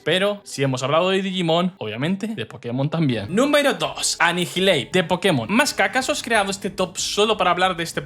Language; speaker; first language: Spanish; native; Spanish